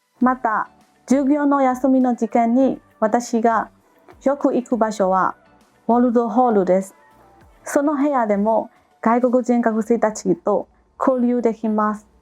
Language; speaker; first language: Japanese; non-native, fluent; Burmese